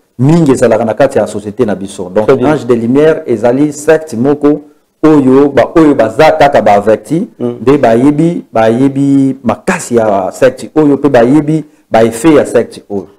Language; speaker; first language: Lingala; non-native, local second language; Kongo